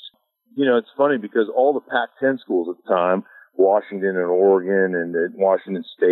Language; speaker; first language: English; native; English